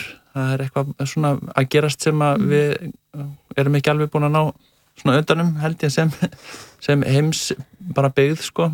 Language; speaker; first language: Icelandic; native; Icelandic